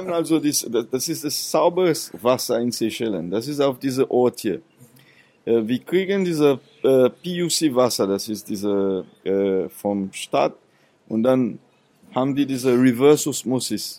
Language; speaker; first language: German; non-native, fluent; Seselwa Creole French